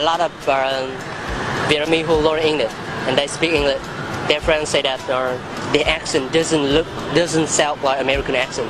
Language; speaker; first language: English; non-native, learner; Vietnamese